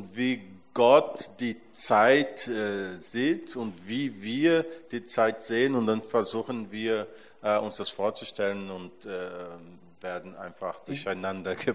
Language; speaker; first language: German; non-native, fluent; Portuguese